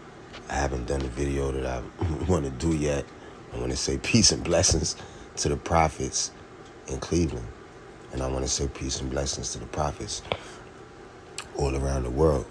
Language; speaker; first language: English; native; English